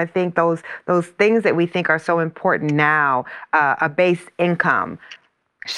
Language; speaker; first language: English; native; English